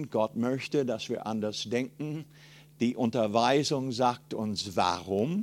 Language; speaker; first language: German; non-native, fluent; English